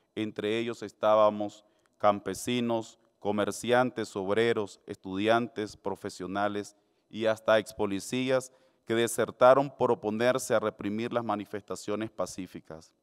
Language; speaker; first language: Spanish; native; Spanish